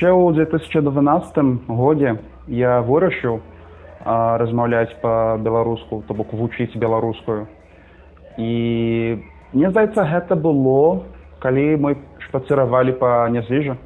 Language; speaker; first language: Belarusian; non-native, fluent; Portuguese